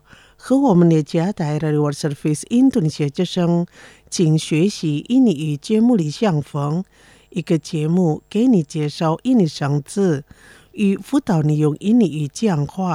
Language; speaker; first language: Chinese; non-native, fluent; Indonesian